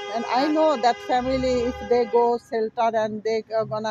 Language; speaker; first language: English; non-native, learner; Bangla